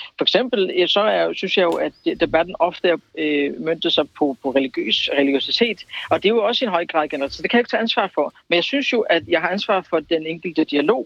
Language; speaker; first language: Danish; early bilingual, other home language; Kurdish